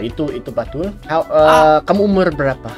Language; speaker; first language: Indonesian; non-native, learner; English